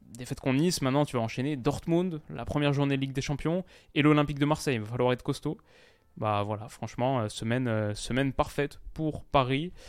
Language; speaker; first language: French; native; French